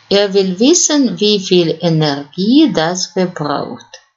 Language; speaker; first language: German; non-native, fluent; Russian